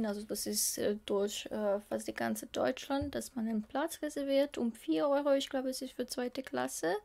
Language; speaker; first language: German; non-native, fluent; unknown